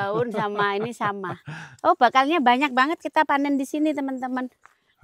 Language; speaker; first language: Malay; non-native, local second language; Javanese